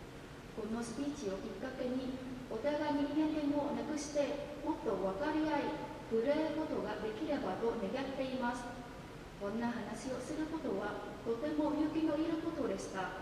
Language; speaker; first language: Japanese; non-native, fluent; Vietnamese